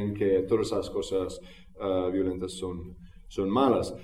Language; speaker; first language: Spanish; non-native, fluent; English